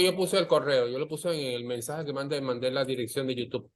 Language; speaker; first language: Spanish; native; Spanish